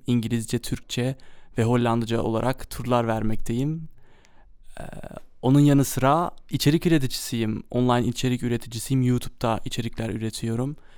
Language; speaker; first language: Turkish; early bilingual, heritage; Turkish